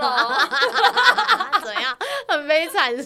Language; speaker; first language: Chinese; native; Chinese